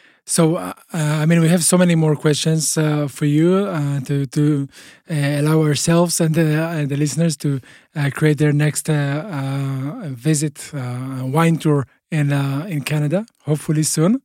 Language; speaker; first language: English; non-native, fluent; Hebrew